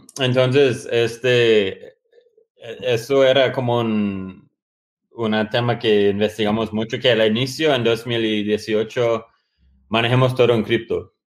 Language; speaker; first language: Spanish; non-native, fluent; English